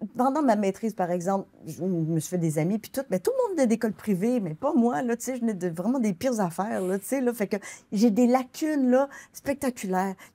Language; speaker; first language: French; native; French